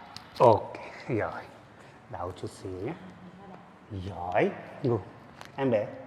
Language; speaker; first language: Vietnamese; non-native, learner; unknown